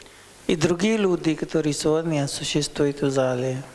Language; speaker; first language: Russian; non-native, learner; Hindi